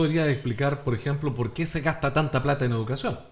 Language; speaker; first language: Spanish; native; Spanish